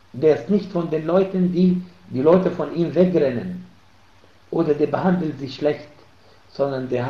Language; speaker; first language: German; non-native, fluent; Arabic